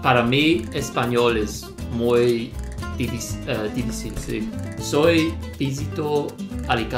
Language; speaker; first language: Spanish; non-native, learner; English